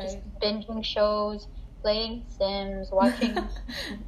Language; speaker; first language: English; non-native, local second language; Filipino